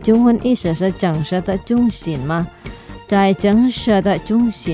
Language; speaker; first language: Chinese; non-native, fluent; Indonesian